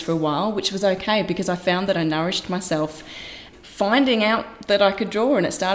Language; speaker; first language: English; native; English